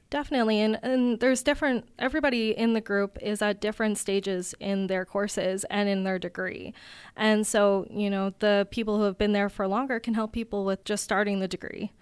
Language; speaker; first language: English; native; English